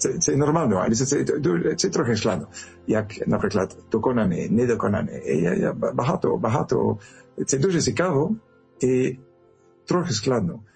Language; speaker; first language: Ukrainian; non-native, learner; French